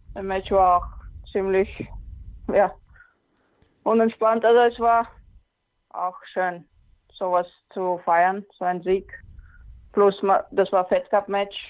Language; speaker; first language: German; non-native, fluent; Latvian